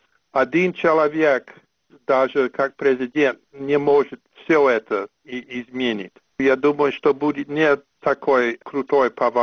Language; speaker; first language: Russian; non-native, fluent; English